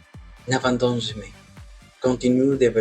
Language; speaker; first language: French; non-native, learner; Spanish